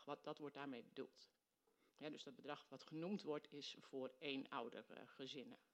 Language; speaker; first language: Dutch; native; Dutch